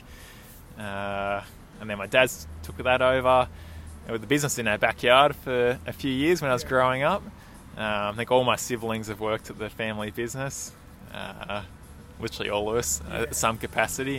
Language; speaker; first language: English; native; English